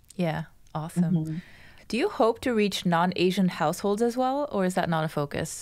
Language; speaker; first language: English; non-native, local second language; Morisyen